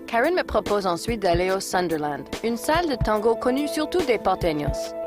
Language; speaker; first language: French; native; French